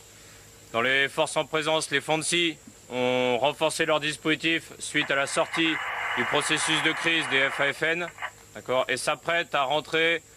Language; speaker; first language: French; non-native, fluent; Portuguese